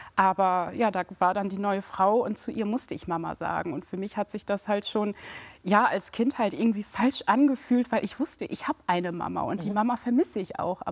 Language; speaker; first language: German; early bilingual, other home language; French